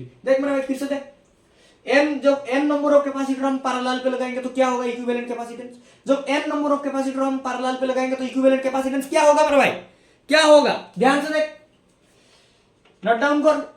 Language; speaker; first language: Hindi; non-native, local second language; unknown